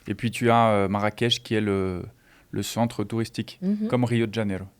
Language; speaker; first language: French; non-native, fluent; Portuguese